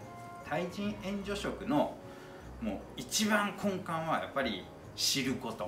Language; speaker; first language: Japanese; native; Japanese